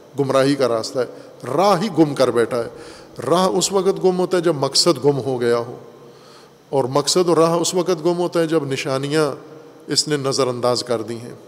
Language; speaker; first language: Urdu; native; Urdu